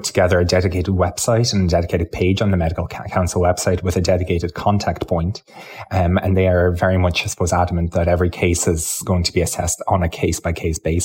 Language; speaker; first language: English; non-native, local second language; Lithuanian